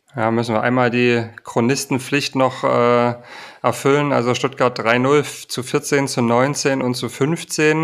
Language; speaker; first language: German; native; German